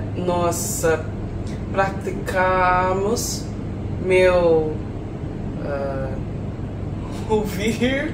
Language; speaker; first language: Portuguese; non-native, learner; English